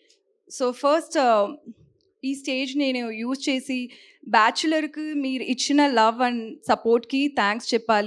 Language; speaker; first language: Telugu; non-native, learner; Tamil